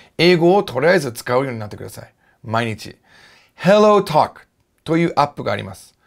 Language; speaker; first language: Japanese; non-native, fluent; English